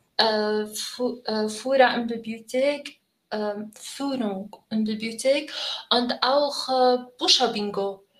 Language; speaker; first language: German; non-native, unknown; Arabic